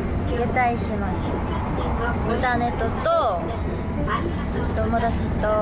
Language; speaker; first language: Japanese; non-native, learner; Korean